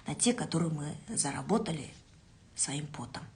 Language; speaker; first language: Russian; non-native, local second language; Kazakh